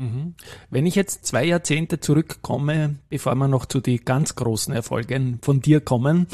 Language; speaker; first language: German; native; German